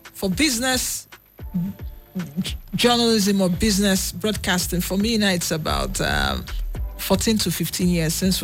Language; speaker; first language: English; non-native, local second language; Igbo